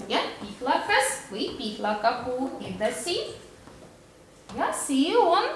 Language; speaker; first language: Estonian; non-native, local second language; Russian